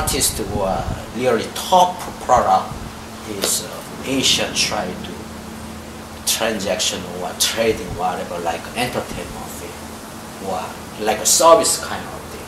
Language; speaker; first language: English; non-native, learner; Korean